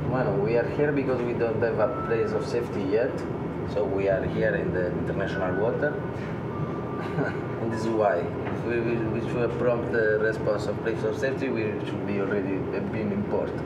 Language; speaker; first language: English; non-native, fluent; Italian